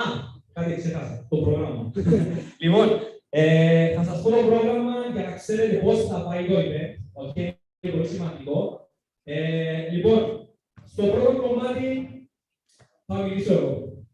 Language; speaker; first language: Greek; native; Greek